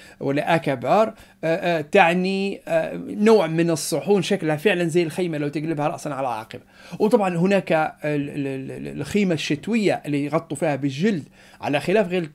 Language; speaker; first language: Arabic; non-native, local second language; Berber languages